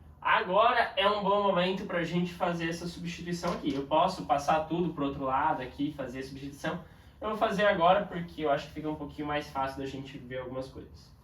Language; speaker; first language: Portuguese; native; Portuguese